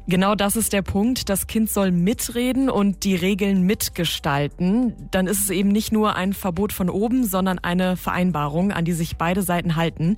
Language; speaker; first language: German; native; German